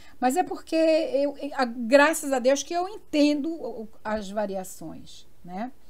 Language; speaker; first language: Portuguese; native; Portuguese